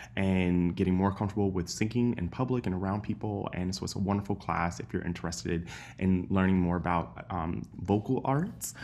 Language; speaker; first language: English; native; English